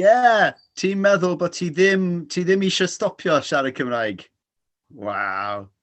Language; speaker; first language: Welsh; non-native, fluent; English